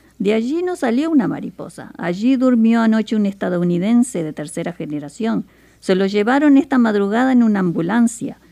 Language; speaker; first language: Spanish; native; Spanish